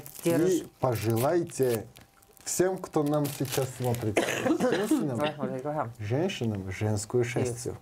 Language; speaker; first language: Russian; non-native, learner; Georgian